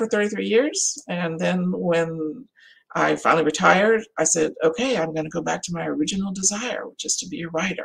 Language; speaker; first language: English; native; English